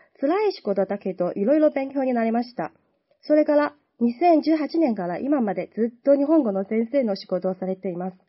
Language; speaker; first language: Japanese; non-native, fluent; Chinese